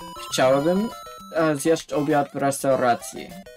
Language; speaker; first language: Polish; non-native, learner; English